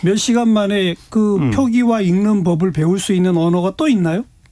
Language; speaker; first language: Korean; native; Korean